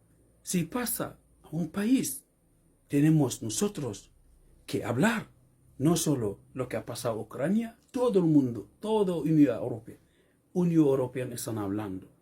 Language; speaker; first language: Spanish; non-native, learner; Fula